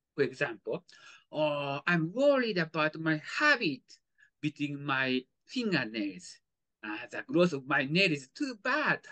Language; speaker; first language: English; non-native, fluent; Japanese